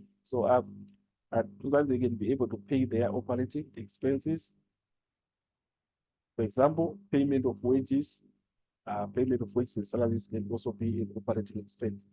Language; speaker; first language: English; non-native, local second language; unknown